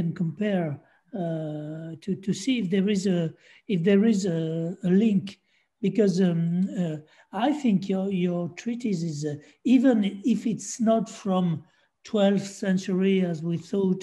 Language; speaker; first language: English; non-native, fluent; French